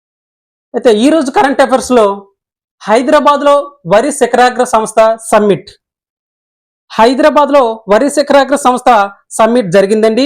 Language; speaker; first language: Telugu; native; Telugu